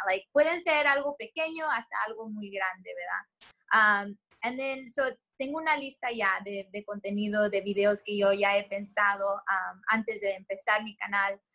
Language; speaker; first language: Spanish; early bilingual, heritage; Spanish